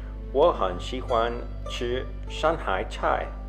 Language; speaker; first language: Chinese; non-native, learner; English